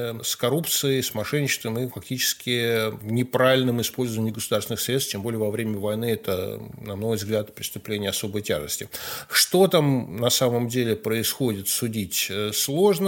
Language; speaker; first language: Russian; native; Russian